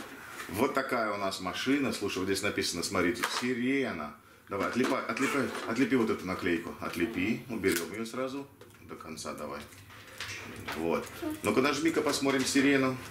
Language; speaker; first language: Russian; native; Russian